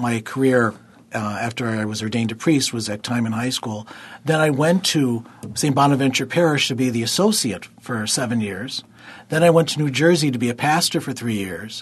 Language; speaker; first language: English; native; English